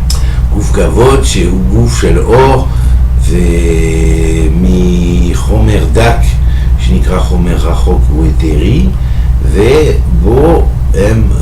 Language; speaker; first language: Hebrew; non-native, fluent; French